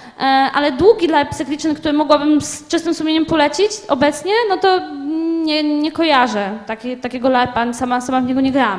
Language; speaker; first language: Polish; native; Polish